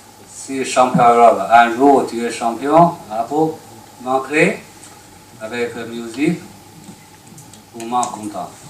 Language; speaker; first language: French; non-native, learner; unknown